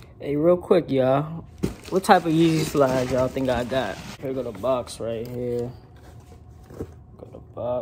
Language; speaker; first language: English; native; English